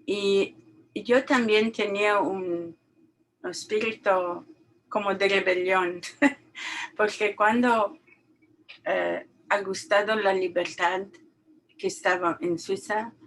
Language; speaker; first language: Spanish; non-native, learner; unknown